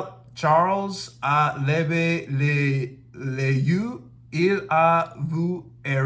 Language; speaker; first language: French; non-native, learner; English